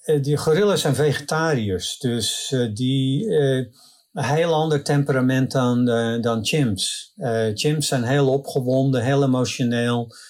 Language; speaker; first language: Dutch; native; Dutch